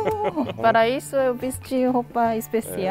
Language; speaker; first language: Portuguese; non-native, fluent; Korean